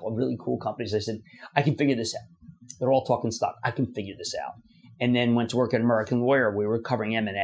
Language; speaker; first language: English; native; English